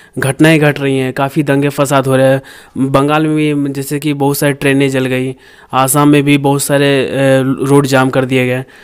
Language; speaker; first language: Hindi; native; Hindi